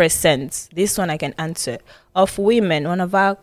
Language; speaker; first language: English; non-native, local second language; Swahili